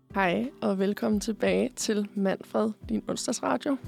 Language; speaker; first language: Danish; native; Danish